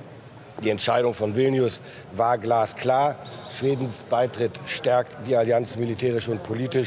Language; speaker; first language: German; native; German